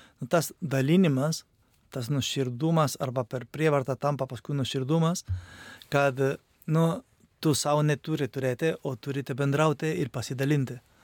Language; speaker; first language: Lithuanian; non-native, fluent; Spanish